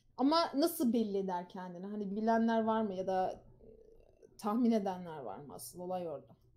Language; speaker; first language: Turkish; early bilingual, heritage; Turkish